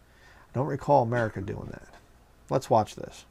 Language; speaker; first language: English; native; English